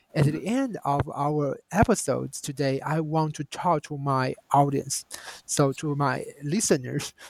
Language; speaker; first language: English; non-native, fluent; Chinese